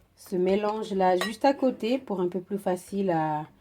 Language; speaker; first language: French; non-native, fluent; Indonesian